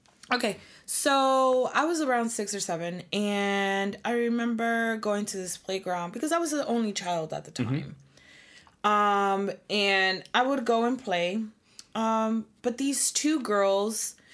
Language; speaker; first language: English; early bilingual, other home language; Spanish